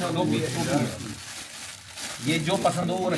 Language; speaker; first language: Urdu; native; Urdu